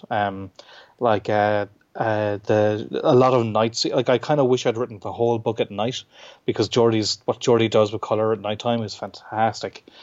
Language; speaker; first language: English; native; English